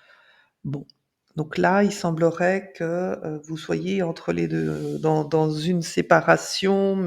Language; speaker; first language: French; native; French